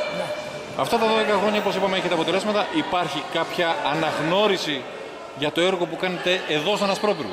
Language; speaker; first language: Greek; native; Greek